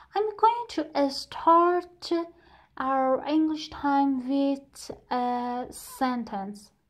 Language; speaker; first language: English; non-native, fluent; Persian